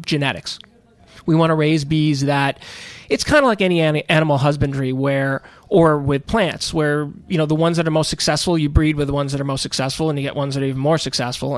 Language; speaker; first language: English; native; English